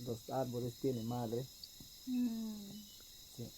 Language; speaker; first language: Spanish; non-native, local second language; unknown